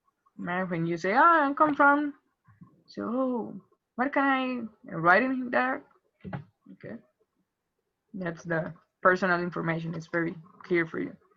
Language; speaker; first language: English; non-native, fluent; Spanish